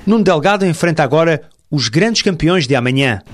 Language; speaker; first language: Portuguese; native; Portuguese